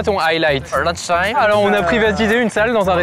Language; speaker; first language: French; native; French